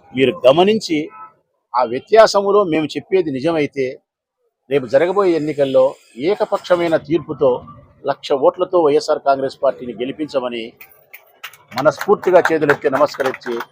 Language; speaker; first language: Telugu; native; Telugu